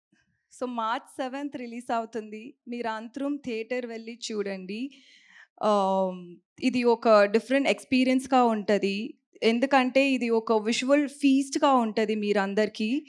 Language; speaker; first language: Telugu; non-native, learner; Tamil